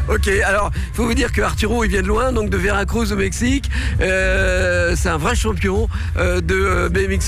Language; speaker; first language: French; native; French